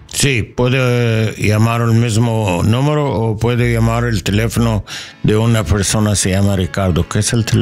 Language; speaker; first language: Spanish; non-native, learner; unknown